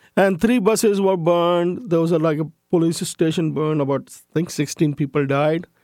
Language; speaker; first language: English; non-native, local second language; Urdu